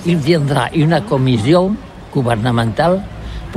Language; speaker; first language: French; non-native, learner; Catalan